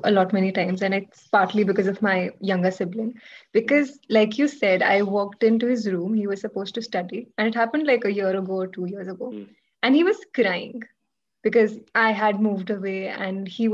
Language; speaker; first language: English; non-native, local second language; Hindi